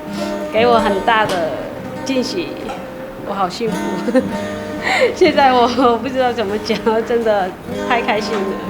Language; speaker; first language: Chinese; non-native, fluent; Vietnamese